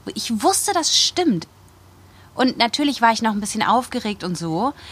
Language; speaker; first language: German; native; German